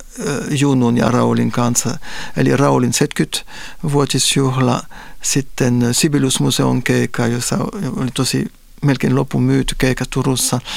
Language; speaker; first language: Finnish; non-native, fluent; Spanish